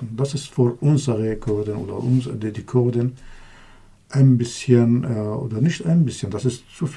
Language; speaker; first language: German; non-native, learner; Kurdish